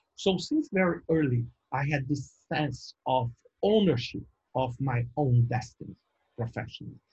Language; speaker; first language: English; non-native, fluent; Portuguese